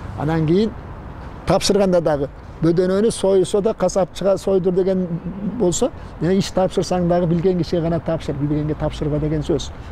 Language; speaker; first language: Kyrgyz; native; Kyrgyz